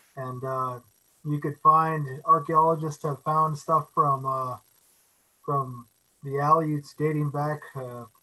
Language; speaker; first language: English; native; English